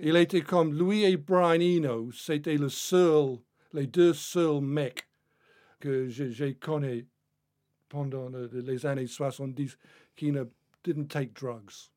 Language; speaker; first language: French; non-native, fluent; English